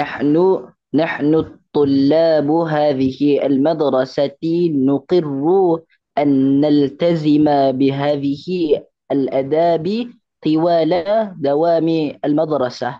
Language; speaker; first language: Arabic; non-native, learner; Malay